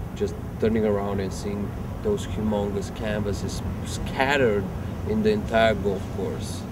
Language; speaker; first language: English; non-native, fluent; Bulgarian